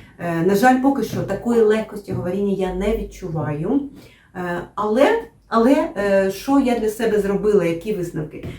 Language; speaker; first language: Ukrainian; non-native, local second language; Russian